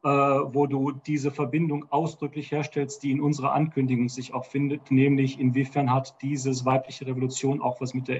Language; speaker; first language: German; native; German